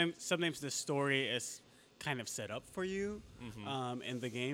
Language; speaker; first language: English; non-native, local second language; Filipino